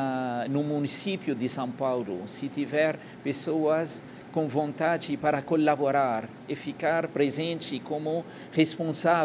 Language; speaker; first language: Portuguese; non-native, fluent; Arabic